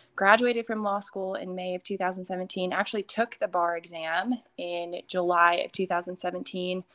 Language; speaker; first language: English; early bilingual, other home language; Hindi